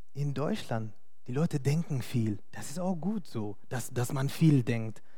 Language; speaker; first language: German; non-native, fluent; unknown